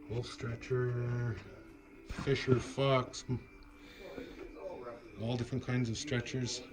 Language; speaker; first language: English; native; English